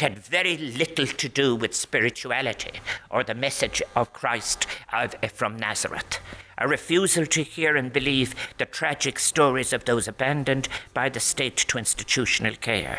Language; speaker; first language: English; native; English